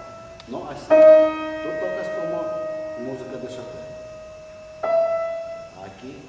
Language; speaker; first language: Spanish; non-native, learner; Russian